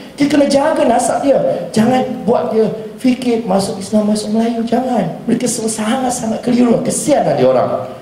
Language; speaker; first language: Malay; non-native, local second language; Chinese